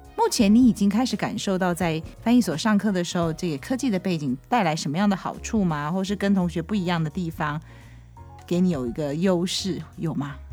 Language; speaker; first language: Chinese; native; Chinese